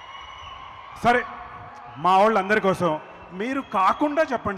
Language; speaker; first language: Telugu; native; Telugu